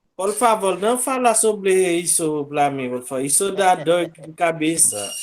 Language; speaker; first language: Portuguese; non-native, local second language; Haitian Creole